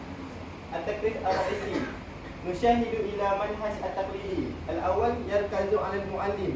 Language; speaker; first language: Arabic; non-native, learner; Malay